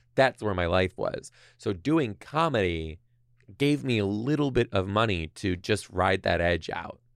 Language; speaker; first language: English; native; English